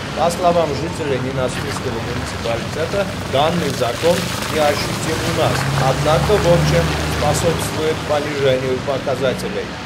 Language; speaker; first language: Russian; non-native, local second language; Georgian